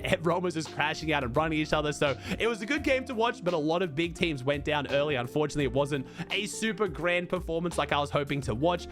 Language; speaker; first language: English; native; English